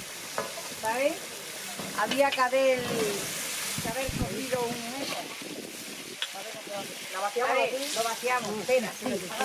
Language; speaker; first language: Spanish; native; Spanish